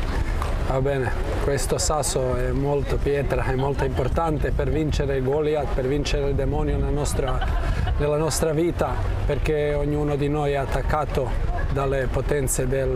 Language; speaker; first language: Italian; non-native, fluent; Croatian